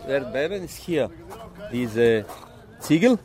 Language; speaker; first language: German; non-native, fluent; Bulgarian